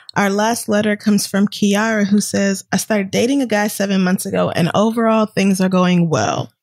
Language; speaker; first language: English; native; English